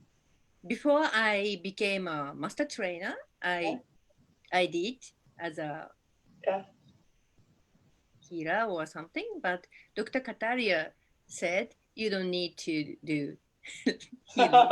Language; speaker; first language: English; non-native, learner; Japanese